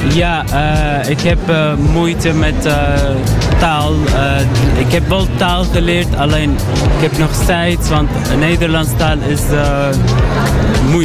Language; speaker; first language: Dutch; non-native, learner; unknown